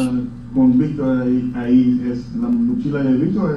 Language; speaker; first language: Spanish; non-native, fluent; English